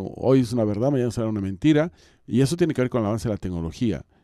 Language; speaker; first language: Spanish; native; Spanish